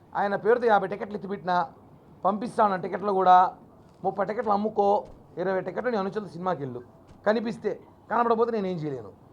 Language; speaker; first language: Telugu; native; Telugu